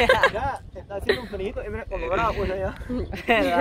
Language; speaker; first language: Spanish; native; Spanish